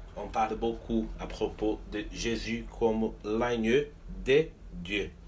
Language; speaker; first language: French; non-native, fluent; Portuguese